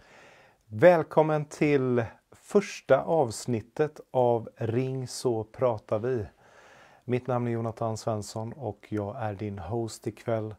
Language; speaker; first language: Swedish; native; Swedish